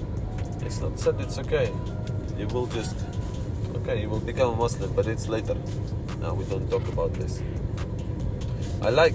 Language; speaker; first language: English; non-native, learner; Russian